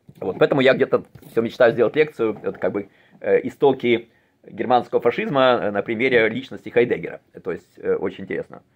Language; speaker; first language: Russian; native; Russian